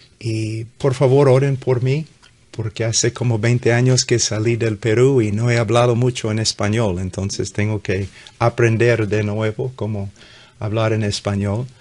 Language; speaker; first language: Spanish; non-native, fluent; English